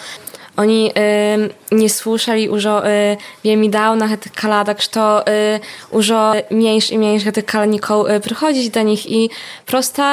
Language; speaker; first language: Polish; non-native, local second language; Belarusian